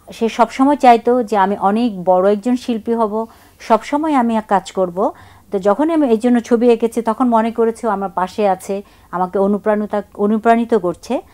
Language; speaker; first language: Bangla; non-native, local second language; Chakma